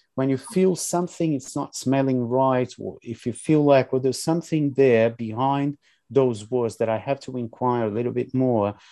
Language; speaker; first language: English; non-native, fluent; Portuguese